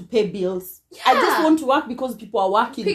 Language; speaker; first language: English; non-native, local second language; Kikuyu